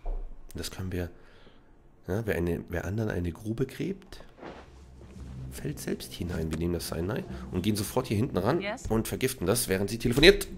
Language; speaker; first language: German; native; German